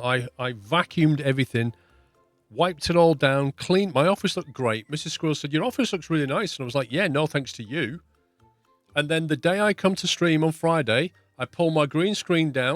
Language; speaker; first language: English; native; English